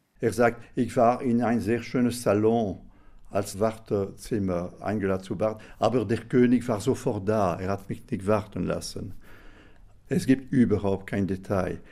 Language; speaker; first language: German; non-native, fluent; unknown